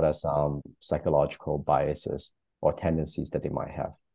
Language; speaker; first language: English; native; English